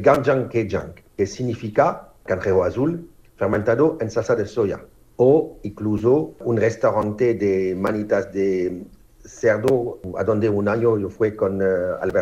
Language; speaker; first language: Spanish; non-native, learner; French